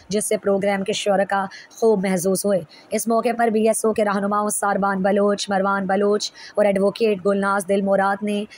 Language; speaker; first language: Urdu; non-native, local second language; Baluchi